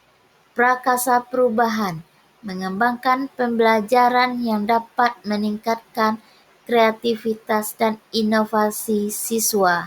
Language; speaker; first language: Indonesian; native; Indonesian